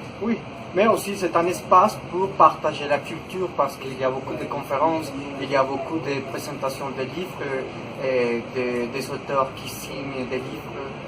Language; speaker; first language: French; non-native, fluent; Spanish